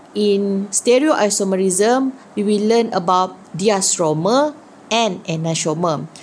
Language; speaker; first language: English; non-native, local second language; Malay